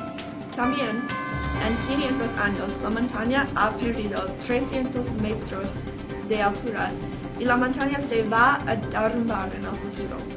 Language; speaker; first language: Spanish; non-native, learner; English